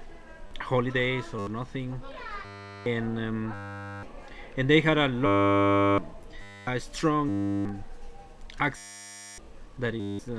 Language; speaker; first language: English; non-native, learner; Spanish